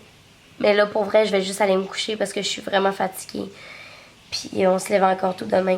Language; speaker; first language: French; native; French